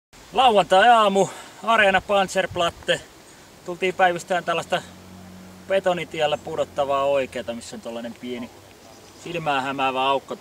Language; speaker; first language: Finnish; native; Finnish